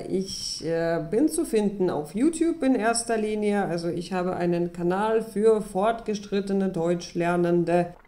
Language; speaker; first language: German; early bilingual, other home language; Russian